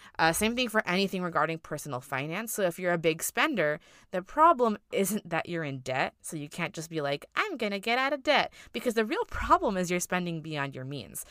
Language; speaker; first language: English; native; English